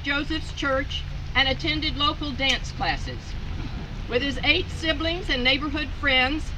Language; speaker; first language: English; native; English